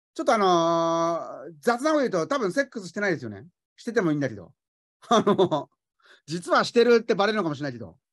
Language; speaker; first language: Japanese; native; Japanese